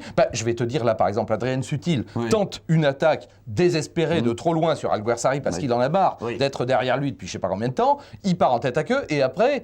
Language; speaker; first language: French; native; French